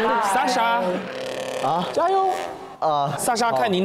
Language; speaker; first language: Chinese; native; Chinese